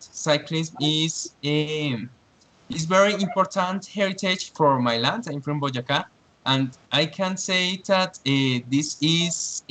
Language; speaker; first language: English; non-native, learner; Spanish